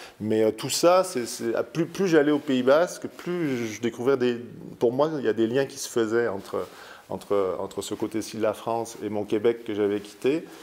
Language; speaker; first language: French; native; French